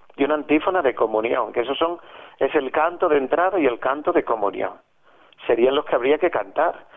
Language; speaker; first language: Spanish; native; Spanish